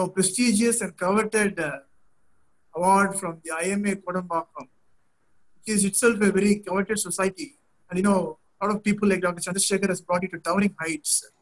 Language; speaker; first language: English; non-native, local second language; Tamil